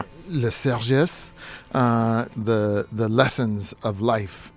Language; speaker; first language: English; native; English